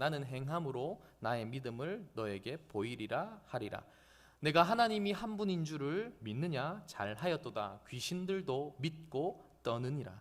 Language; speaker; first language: Korean; native; Korean